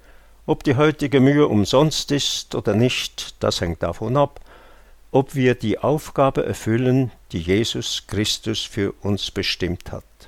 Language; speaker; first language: German; native; German